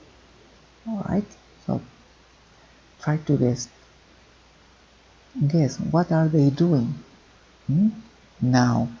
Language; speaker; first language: English; non-native, fluent; Spanish